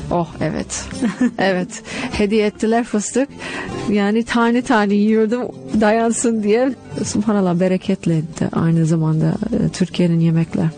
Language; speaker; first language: Turkish; non-native, fluent; English